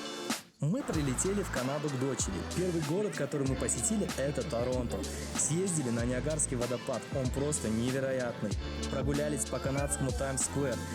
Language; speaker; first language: Russian; native; Russian